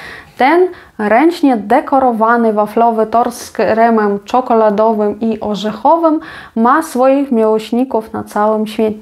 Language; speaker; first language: Polish; non-native, fluent; Ukrainian